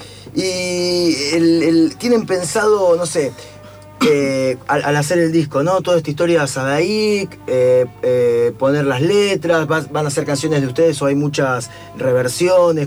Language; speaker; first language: Spanish; native; Spanish